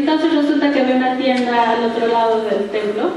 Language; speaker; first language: Spanish; native; Spanish